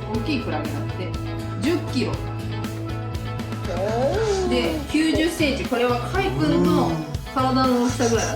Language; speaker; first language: Japanese; native; Japanese